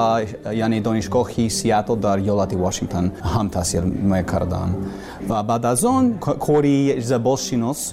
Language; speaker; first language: Persian; non-native, learner; English